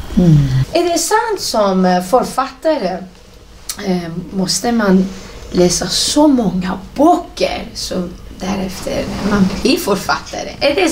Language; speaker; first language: Swedish; non-native, fluent; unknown